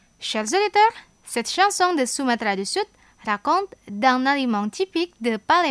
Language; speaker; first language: French; non-native, fluent; Indonesian